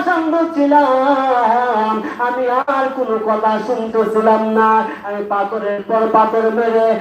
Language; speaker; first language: Bangla; native; Bangla